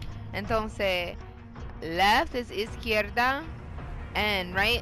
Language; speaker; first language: Spanish; early bilingual, heritage; Spanish